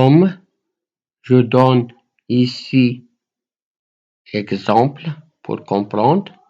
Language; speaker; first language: French; non-native, local second language; Arabic